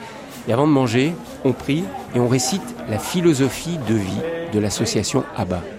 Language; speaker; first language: French; native; French